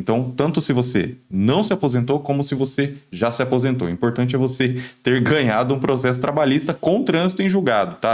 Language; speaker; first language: Portuguese; native; Portuguese